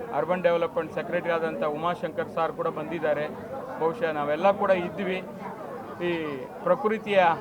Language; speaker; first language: Kannada; native; Kannada